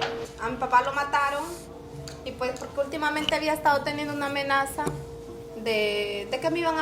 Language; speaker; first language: Spanish; native; Spanish